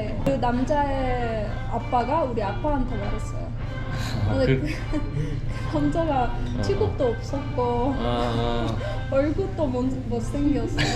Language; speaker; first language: Korean; non-native, learner; Persian